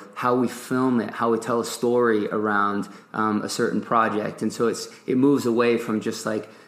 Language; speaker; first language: English; early bilingual, other home language; French